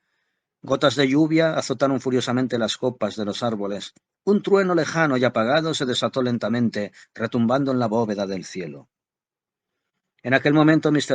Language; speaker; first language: Spanish; native; Spanish